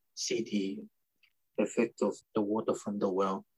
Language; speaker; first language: English; non-native, fluent; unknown